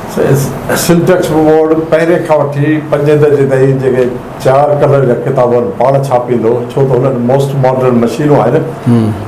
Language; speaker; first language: Sindhi; native; Sindhi